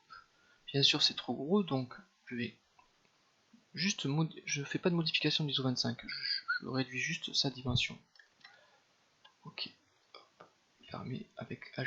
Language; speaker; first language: French; native; French